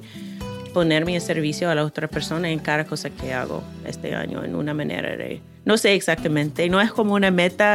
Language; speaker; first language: Spanish; non-native, fluent; English